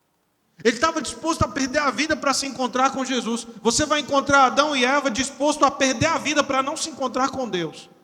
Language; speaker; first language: Portuguese; native; Portuguese